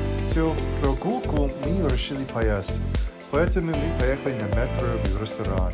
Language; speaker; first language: Russian; non-native, learner; English